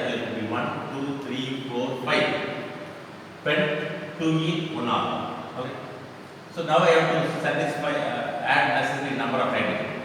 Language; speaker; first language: English; non-native, local second language; Tamil